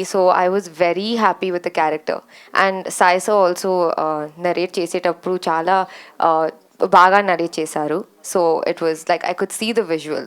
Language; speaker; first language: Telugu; non-native, learner; Kannada